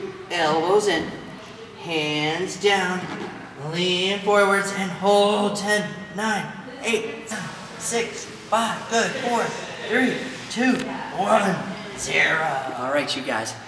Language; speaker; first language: English; native; English